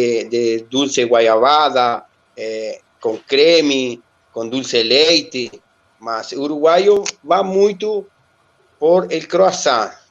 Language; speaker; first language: Portuguese; non-native, learner; Spanish